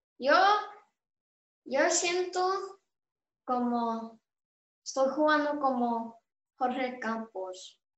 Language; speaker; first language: Spanish; early bilingual, heritage; Spanish